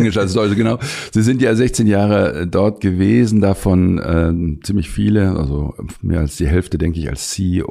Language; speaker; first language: German; native; German